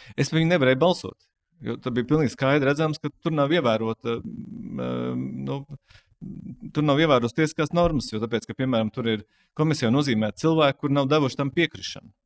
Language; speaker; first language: Latvian; native; Latvian